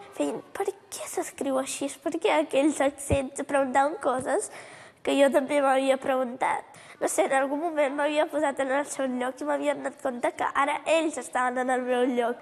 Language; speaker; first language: Catalan; early bilingual, other home language; Romanian